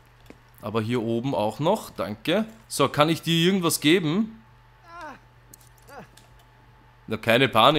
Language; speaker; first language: German; native; German